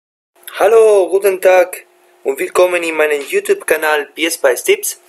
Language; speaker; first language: German; non-native, fluent; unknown